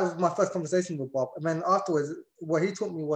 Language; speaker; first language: English; native; English